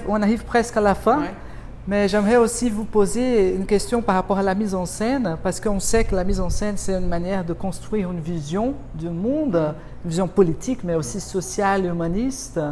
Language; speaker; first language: French; non-native, fluent; Portuguese